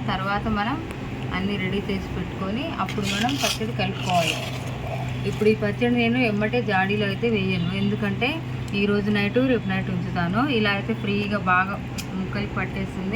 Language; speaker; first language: Telugu; native; Telugu